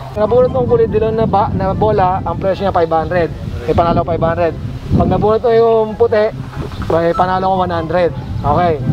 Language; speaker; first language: Filipino; native; Filipino